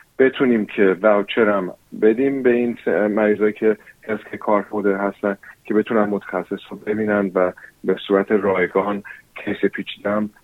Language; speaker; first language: Persian; early bilingual, heritage; Persian